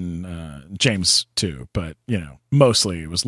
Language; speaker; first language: English; native; English